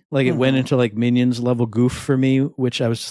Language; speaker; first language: English; native; English